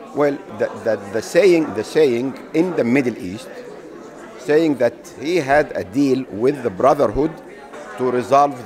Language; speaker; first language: English; non-native, fluent; Arabic